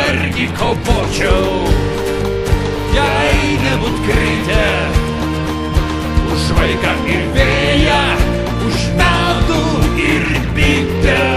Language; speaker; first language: Lithuanian; native; Lithuanian